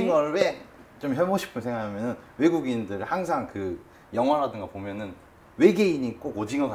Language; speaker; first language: Korean; native; Korean